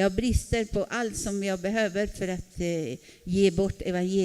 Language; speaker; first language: Swedish; non-native, fluent; Spanish